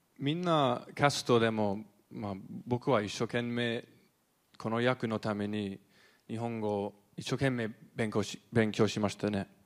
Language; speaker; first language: Japanese; non-native, learner; English